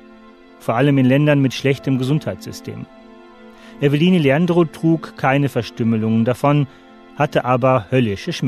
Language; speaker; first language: German; native; German